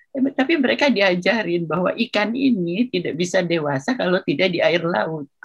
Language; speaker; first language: Indonesian; non-native, local second language; Sundanese